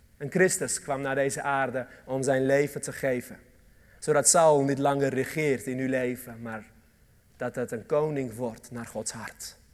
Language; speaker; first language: Dutch; early bilingual, other home language; Armenian